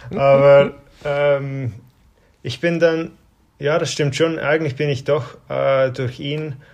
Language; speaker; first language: German; native; German